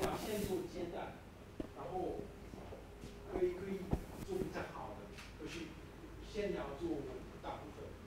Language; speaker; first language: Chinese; non-native, learner; French